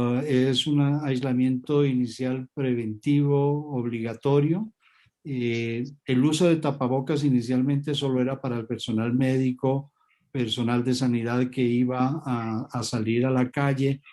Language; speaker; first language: Spanish; native; Spanish